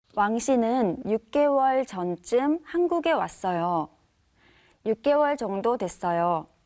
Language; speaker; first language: Korean; native; Korean